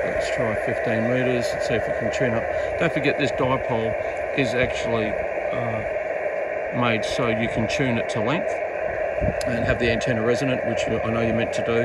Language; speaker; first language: English; native; English